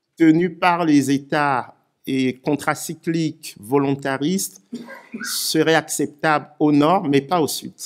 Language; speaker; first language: French; non-native, local second language; Ewe